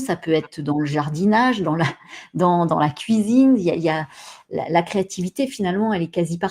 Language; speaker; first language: French; native; French